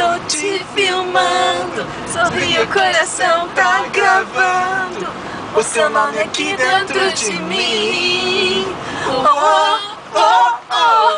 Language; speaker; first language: Portuguese; native; Portuguese